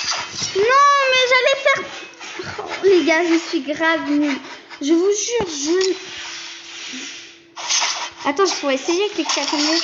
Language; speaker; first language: French; native; French